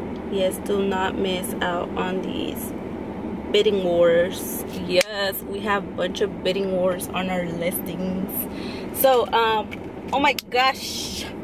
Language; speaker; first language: English; early bilingual, other home language; Spanish